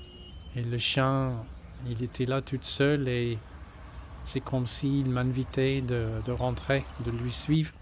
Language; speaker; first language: French; non-native, fluent; English